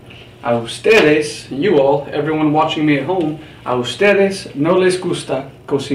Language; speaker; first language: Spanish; non-native, fluent; English